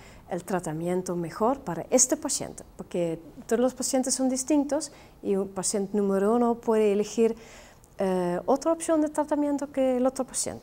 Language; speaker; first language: Spanish; non-native, fluent; Dutch